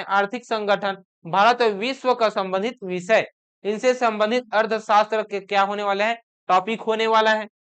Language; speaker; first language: Hindi; native; Hindi